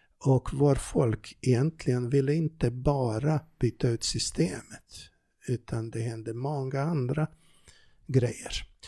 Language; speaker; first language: Swedish; non-native, fluent; Serbian